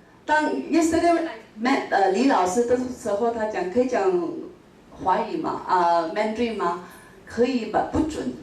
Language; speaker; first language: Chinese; non-native, local second language; Min Nan Chinese